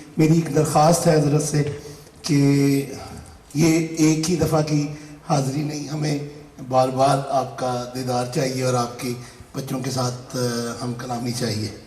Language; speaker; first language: Urdu; non-native, local second language; Punjabi